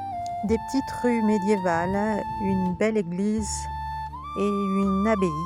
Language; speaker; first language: French; native; French